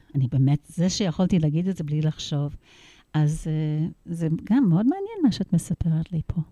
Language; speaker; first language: Hebrew; non-native, fluent; English